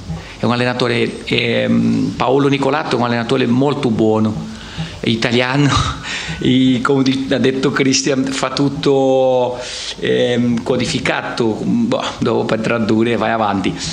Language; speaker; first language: Italian; non-native, fluent; Portuguese